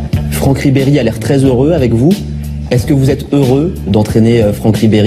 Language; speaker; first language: French; native; French